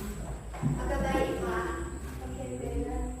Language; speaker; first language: English; non-native, learner; Indonesian